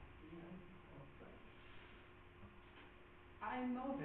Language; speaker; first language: English; non-native, learner; Chinese